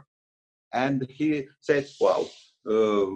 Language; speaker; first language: English; non-native, learner; Russian